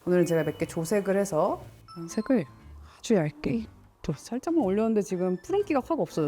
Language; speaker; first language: Korean; native; Korean